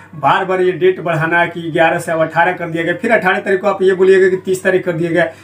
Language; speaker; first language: Hindi; native; Hindi